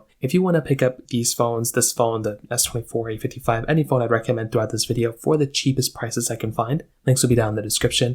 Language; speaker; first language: English; native; English